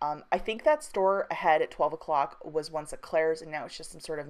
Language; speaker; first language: English; native; English